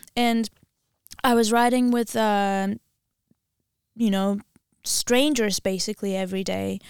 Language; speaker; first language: English; non-native, fluent; Armenian